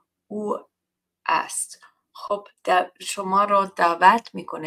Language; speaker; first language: Persian; non-native, learner; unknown